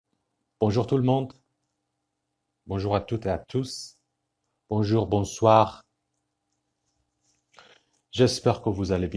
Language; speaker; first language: French; non-native, fluent; Persian